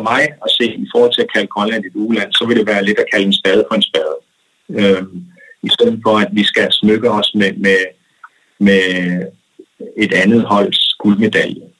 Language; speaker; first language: Danish; non-native, local second language; Kalaallisut